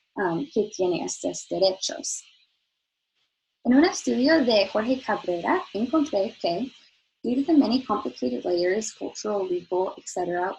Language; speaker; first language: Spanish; non-native, learner; English